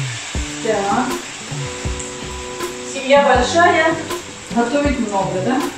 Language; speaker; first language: Russian; native; Russian